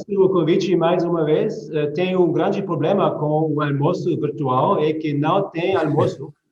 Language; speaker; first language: Portuguese; non-native, learner; German